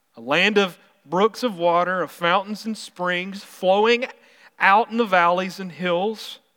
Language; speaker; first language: English; native; English